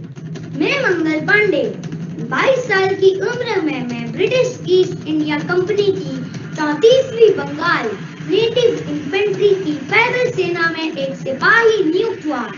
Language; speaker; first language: Hindi; native; Hindi